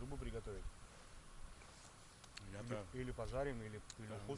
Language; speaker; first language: Russian; native; Russian